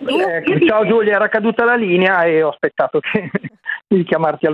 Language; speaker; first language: Italian; native; Italian